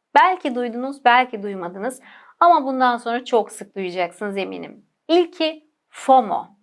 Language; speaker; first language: Turkish; native; Turkish